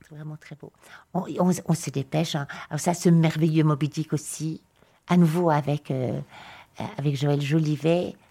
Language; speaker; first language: French; native; French